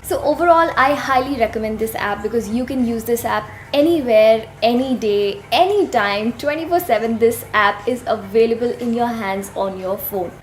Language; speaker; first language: Hindi; native; Hindi